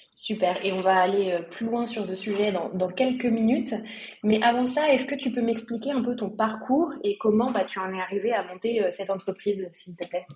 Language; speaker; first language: French; native; French